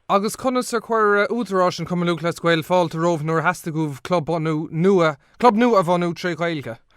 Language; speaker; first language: Irish; native; Irish